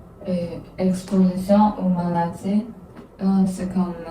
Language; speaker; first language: French; non-native, learner; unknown